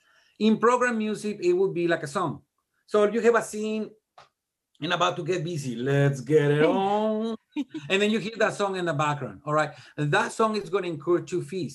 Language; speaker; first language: English; non-native, fluent; Spanish